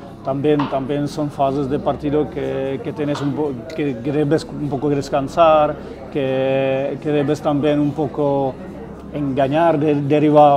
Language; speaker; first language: Spanish; non-native, fluent; Czech